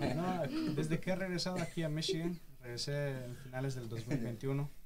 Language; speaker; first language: Spanish; early bilingual, heritage; Spanish